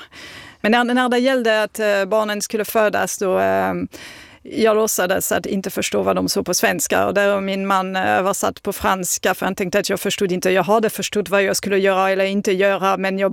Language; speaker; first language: Swedish; non-native, fluent; French